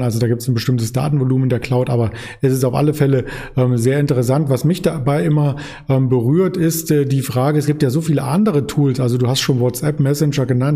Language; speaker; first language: German; native; German